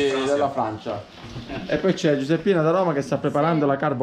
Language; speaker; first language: Italian; native; Italian